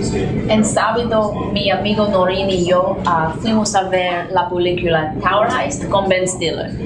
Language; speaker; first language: Spanish; non-native, learner; English